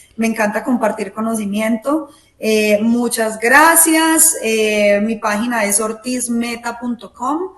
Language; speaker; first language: Spanish; native; Spanish